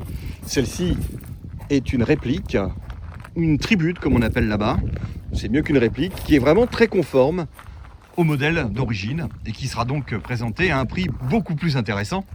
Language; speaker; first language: French; native; French